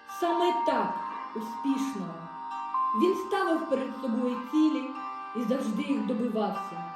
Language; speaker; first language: Ukrainian; native; Ukrainian